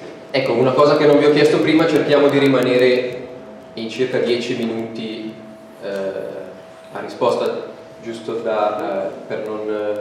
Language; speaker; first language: Italian; native; Italian